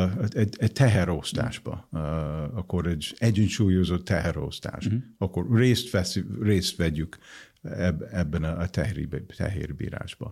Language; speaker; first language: Hungarian; non-native, fluent; English